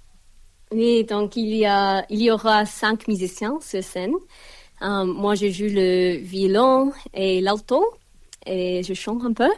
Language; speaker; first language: French; non-native, learner; English